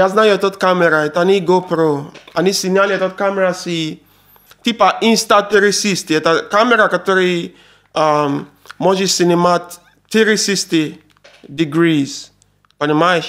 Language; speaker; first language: Russian; non-native, learner; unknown